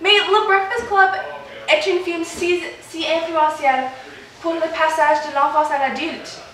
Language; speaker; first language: French; non-native, learner; English